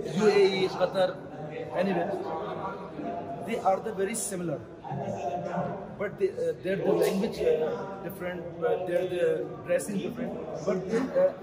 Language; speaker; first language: English; non-native, learner; Urdu